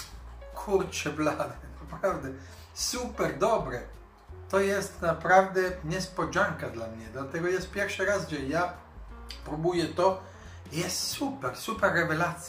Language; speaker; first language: Polish; non-native, learner; Italian